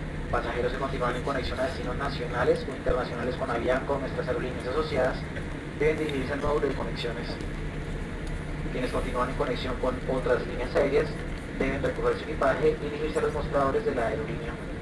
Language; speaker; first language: Spanish; native; Spanish